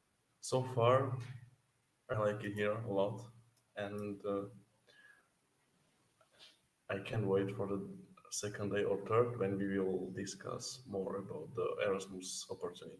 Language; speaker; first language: English; non-native, fluent; Slovak